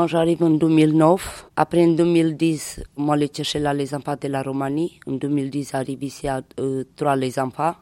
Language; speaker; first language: French; non-native, learner; Romanian